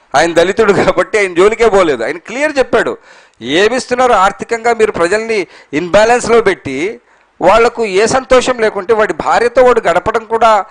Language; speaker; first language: Telugu; non-native, local second language; Urdu